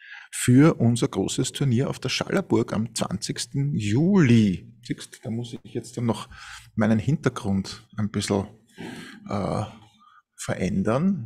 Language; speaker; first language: German; native; German